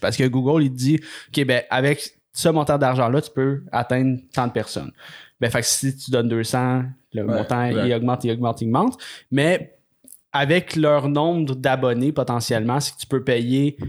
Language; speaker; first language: French; native; French